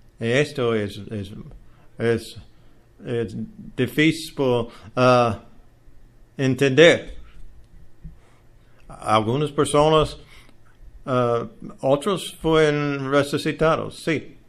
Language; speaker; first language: Spanish; non-native, learner; English